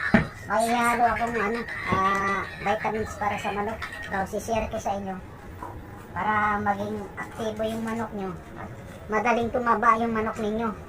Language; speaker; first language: Filipino; non-native, local second language; Cebuano